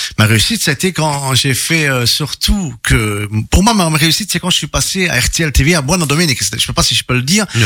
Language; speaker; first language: French; early bilingual, other home language; Italian